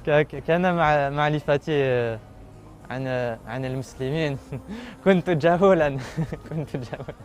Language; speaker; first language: Arabic; non-native, learner; French